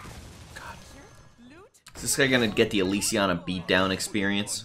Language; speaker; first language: English; native; English